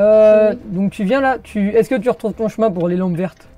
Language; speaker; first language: French; native; French